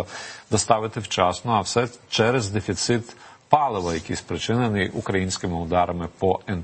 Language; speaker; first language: Ukrainian; native; Ukrainian